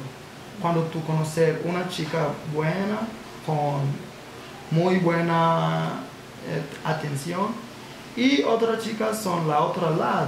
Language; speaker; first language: Spanish; non-native, learner; English